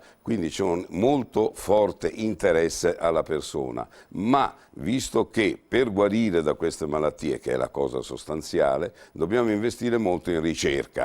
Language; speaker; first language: Italian; native; Italian